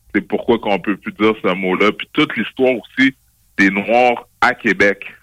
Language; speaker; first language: French; native; French